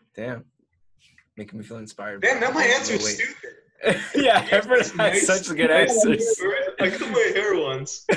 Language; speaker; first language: English; early bilingual, other home language; Spanish